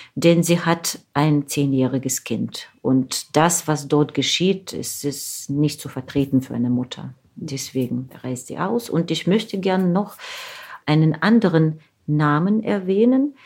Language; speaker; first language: German; non-native, fluent; Ukrainian